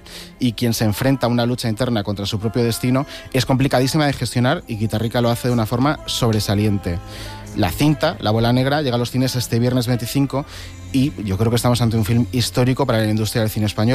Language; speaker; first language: Spanish; native; Spanish